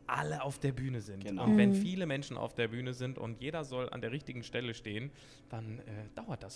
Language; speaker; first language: German; native; German